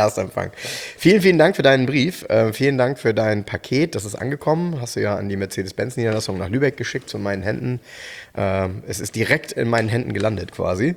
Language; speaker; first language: German; native; German